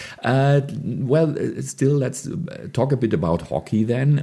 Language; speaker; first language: English; non-native, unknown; German